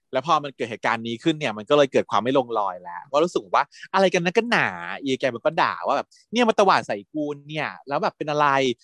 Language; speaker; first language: Thai; native; Thai